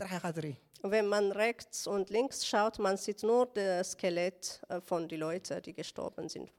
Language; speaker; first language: German; non-native, learner; Tigrinya